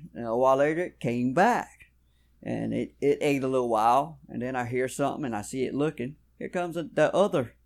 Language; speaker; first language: English; native; English